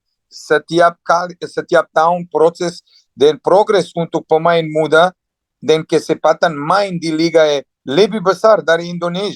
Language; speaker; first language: Indonesian; non-native, fluent; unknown